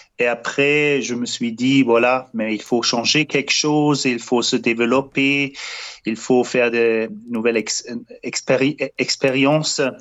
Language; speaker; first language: French; non-native, fluent; German